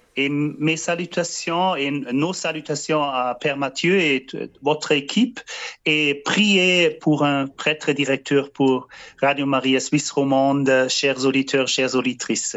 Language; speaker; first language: French; non-native, fluent; German